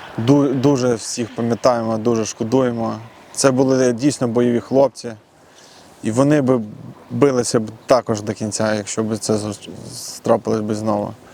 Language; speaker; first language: Ukrainian; non-native, local second language; Russian